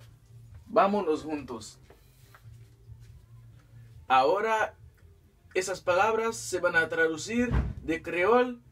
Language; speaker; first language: Spanish; non-native, fluent; Haitian Creole